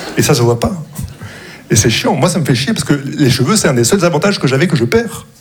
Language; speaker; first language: French; non-native, local second language; Arabic